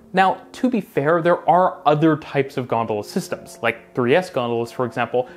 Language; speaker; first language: English; native; English